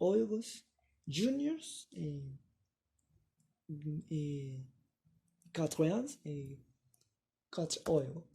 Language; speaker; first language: French; non-native, learner; Spanish